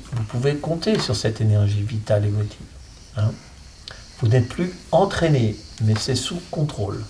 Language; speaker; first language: French; native; French